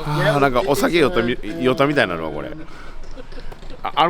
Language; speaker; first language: Japanese; native; Japanese